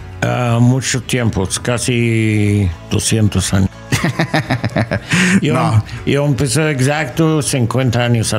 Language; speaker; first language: Spanish; non-native, learner; English